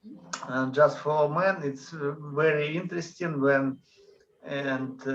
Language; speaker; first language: English; non-native, learner; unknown